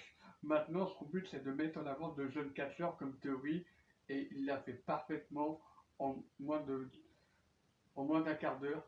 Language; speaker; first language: French; native; French